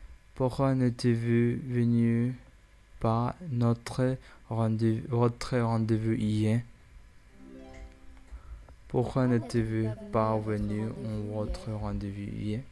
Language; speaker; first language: French; non-native, learner; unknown